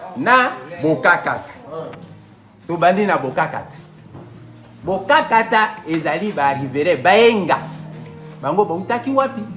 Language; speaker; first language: Lingala; native; Lingala